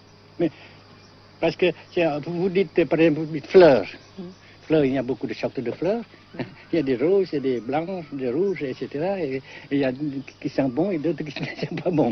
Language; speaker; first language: French; non-native, fluent; Vietnamese